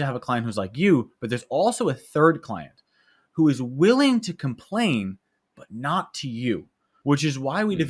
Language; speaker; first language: English; native; English